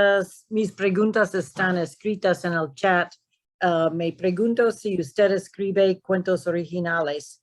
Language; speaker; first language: Spanish; non-native, fluent; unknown